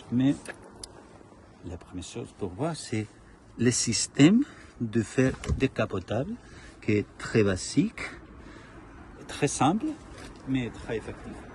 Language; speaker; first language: French; non-native, learner; Spanish